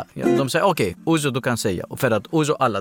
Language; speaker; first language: Swedish; non-native, fluent; Greek